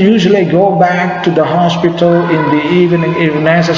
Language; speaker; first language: English; non-native, learner; Indonesian